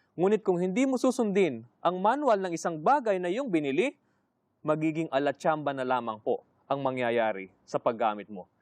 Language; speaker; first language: Filipino; native; Filipino